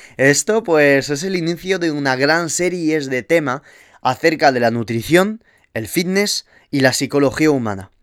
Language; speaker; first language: Spanish; early bilingual, heritage; Spanish